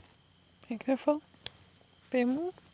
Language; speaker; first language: Dutch; non-native, fluent; French